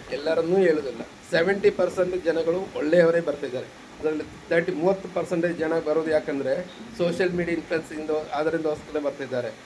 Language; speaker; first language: Kannada; non-native, local second language; Malayalam